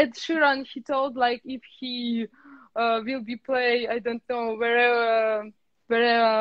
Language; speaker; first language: English; non-native, learner; Russian